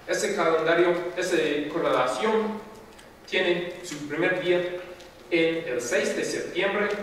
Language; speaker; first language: Spanish; non-native, fluent; English